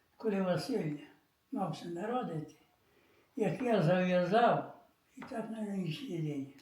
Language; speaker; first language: Ukrainian; native; Ukrainian